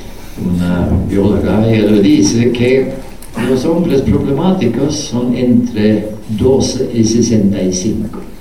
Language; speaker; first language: Spanish; non-native, fluent; Norwegian